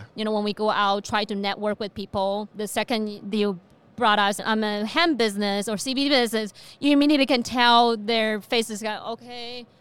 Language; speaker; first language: English; non-native, fluent; Chinese